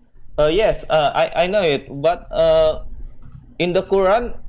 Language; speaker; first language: English; non-native, learner; Indonesian